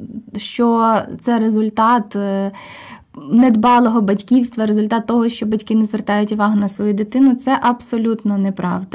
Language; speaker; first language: Ukrainian; native; Ukrainian